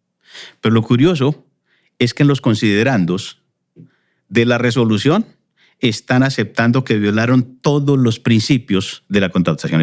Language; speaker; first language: Spanish; native; Spanish